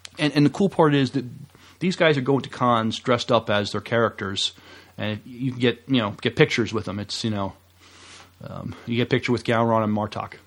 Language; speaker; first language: English; native; English